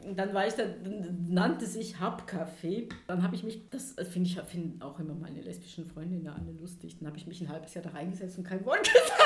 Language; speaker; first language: German; native; German